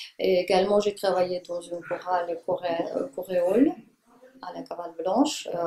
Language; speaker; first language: French; non-native, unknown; Russian